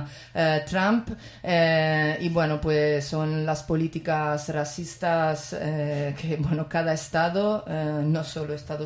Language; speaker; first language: Spanish; native; Spanish